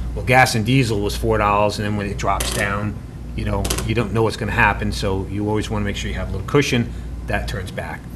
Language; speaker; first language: English; native; English